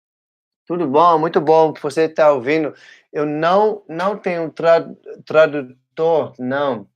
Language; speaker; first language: Portuguese; non-native, learner; Dutch